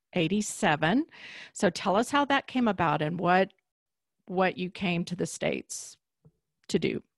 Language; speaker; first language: English; native; English